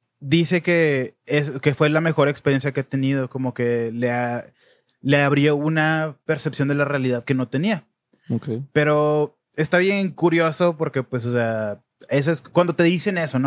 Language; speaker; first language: Spanish; native; Spanish